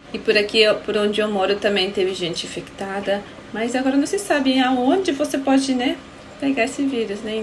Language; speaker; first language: Portuguese; non-native, fluent; Spanish